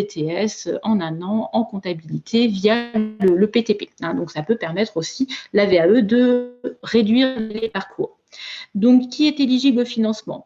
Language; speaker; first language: French; native; French